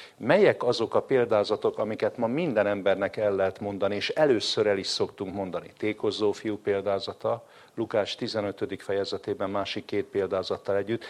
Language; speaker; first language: Hungarian; native; Hungarian